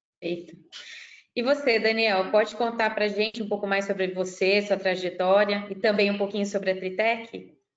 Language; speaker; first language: Portuguese; native; Portuguese